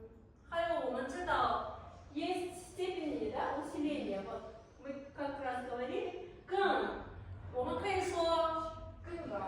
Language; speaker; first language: Russian; non-native, local second language; Kyrgyz